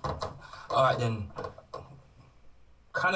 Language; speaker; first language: English; native; English